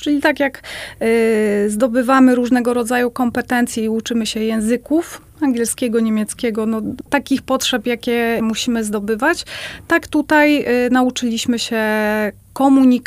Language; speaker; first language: Polish; native; Polish